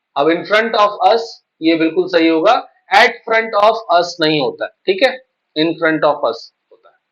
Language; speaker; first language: Hindi; native; Hindi